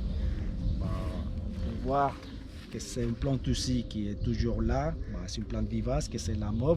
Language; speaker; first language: French; native; French